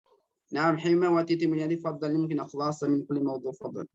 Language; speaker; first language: Arabic; non-native, fluent; Indonesian